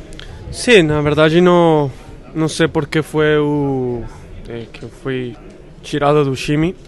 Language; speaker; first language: Portuguese; non-native, fluent; Spanish